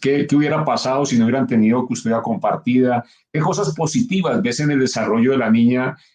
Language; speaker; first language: Spanish; native; Spanish